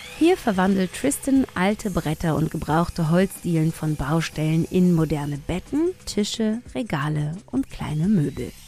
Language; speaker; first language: German; early bilingual, other home language; Tigrinya